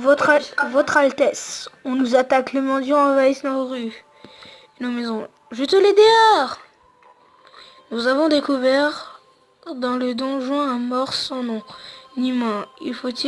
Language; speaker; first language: French; native; French